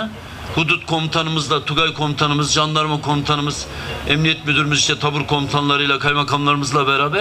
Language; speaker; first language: Turkish; native; Turkish